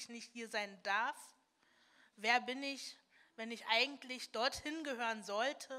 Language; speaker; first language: German; early bilingual, other home language; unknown